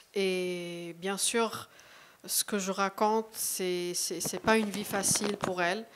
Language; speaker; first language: French; non-native, local second language; Arabic